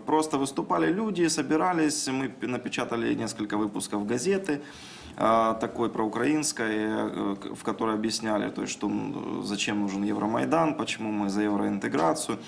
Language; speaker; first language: Russian; native; Russian